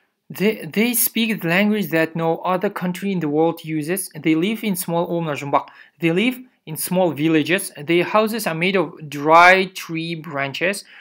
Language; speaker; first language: English; non-native, fluent; Kazakh